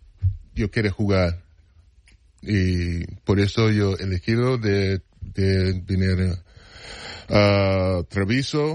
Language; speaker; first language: Spanish; non-native, fluent; English